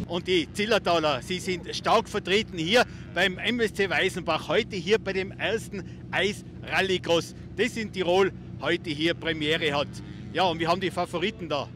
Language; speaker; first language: German; native; German